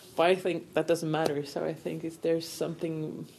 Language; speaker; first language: English; non-native, fluent; German